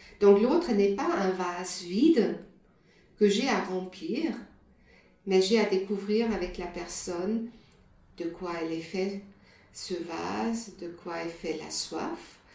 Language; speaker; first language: French; non-native, fluent; German